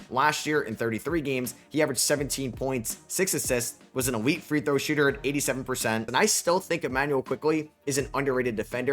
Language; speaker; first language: English; native; English